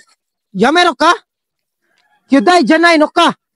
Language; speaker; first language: Japanese; non-native, learner; Filipino